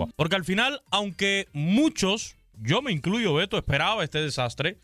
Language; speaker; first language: Spanish; native; Spanish